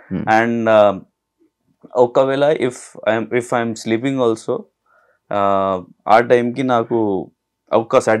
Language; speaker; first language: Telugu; non-native, learner; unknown